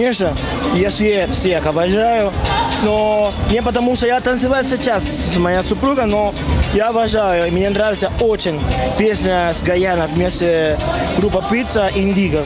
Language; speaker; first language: Russian; non-native, learner; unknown